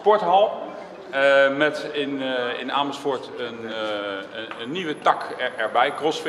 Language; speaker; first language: Dutch; native; Dutch